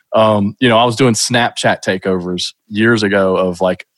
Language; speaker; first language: English; native; English